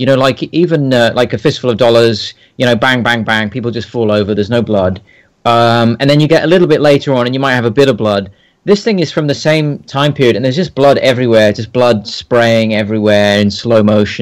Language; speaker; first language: English; native; English